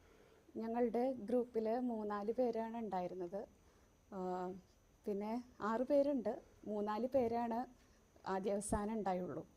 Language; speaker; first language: Malayalam; native; Malayalam